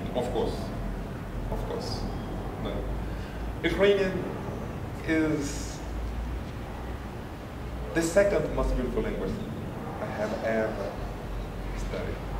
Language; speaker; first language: English; non-native, fluent; Portuguese